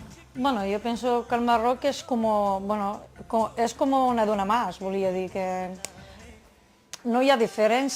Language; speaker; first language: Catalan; non-native, fluent; Arabic